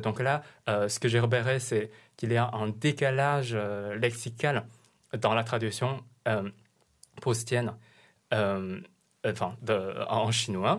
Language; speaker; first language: French; non-native, fluent; Chinese